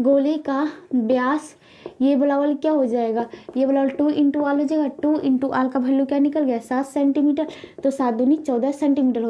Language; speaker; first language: Hindi; native; Hindi